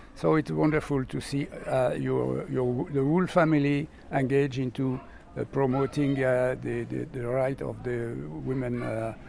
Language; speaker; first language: English; non-native, fluent; French